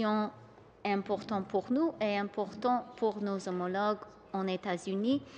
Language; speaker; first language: French; non-native, local second language; English